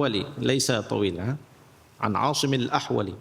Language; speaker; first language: Arabic; non-native, fluent; Indonesian